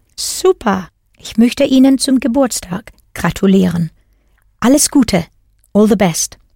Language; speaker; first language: German; non-native, fluent; English